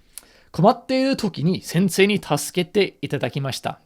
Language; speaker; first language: Japanese; non-native, fluent; English